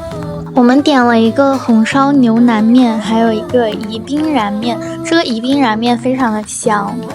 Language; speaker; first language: Chinese; native; Chinese